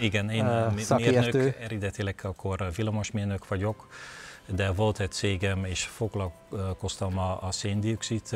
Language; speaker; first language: Hungarian; non-native, learner; Dutch